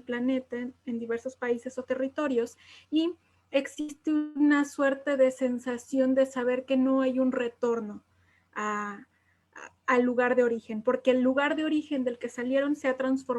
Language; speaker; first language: Spanish; native; Spanish